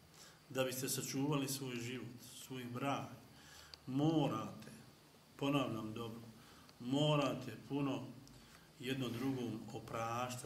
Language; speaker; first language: Bosnian; native; Bosnian